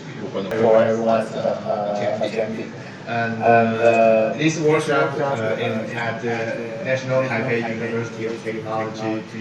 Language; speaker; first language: English; non-native, learner; Chinese